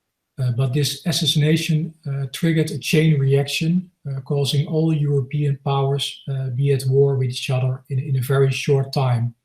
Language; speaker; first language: English; non-native, fluent; Dutch